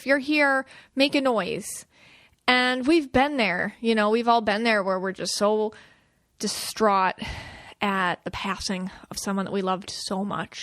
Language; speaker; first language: English; native; English